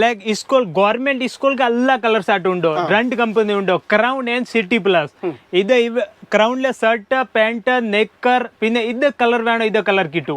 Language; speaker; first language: Malayalam; non-native, local second language; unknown